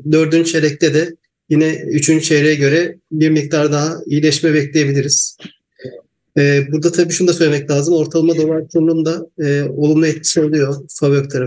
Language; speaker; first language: Turkish; native; Turkish